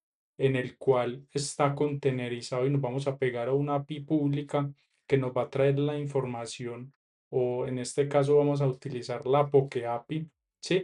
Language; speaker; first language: Spanish; native; Spanish